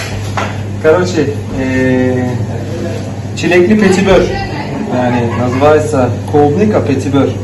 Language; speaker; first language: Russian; non-native, learner; Turkish